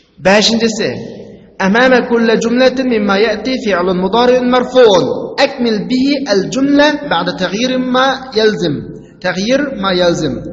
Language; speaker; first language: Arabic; non-native, fluent; Uyghur